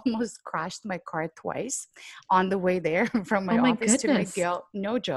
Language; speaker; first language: English; non-native, fluent; Ukrainian